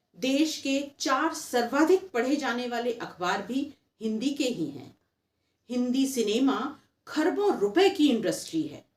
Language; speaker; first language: Hindi; native; Hindi